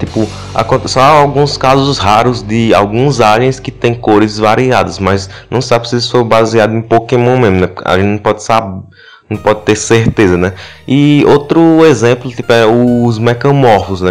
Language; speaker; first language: Portuguese; native; Portuguese